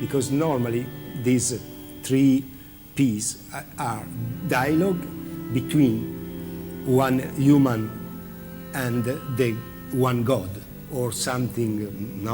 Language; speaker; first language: English; non-native, learner; Italian